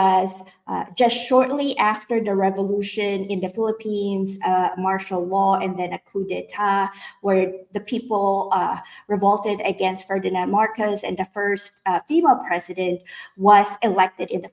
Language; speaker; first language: English; non-native, local second language; Filipino